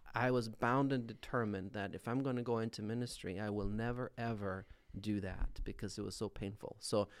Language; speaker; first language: English; non-native, fluent; Swedish